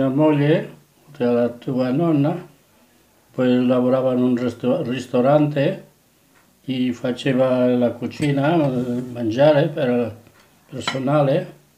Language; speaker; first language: Italian; non-native, learner; Catalan